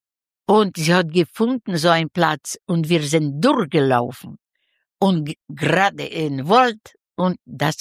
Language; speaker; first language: German; non-native, learner; Russian